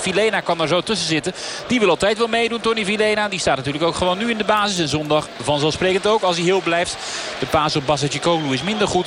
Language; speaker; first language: Dutch; native; Dutch